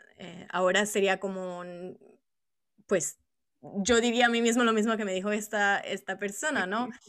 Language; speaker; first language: Spanish; non-native, fluent; Italian